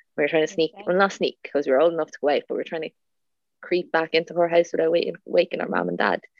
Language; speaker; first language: English; native; English